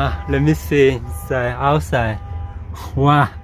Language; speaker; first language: English; non-native, learner; Korean